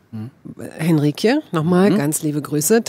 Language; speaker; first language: German; native; German